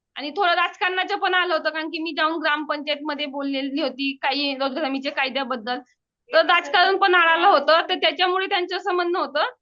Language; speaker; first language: Marathi; native; Marathi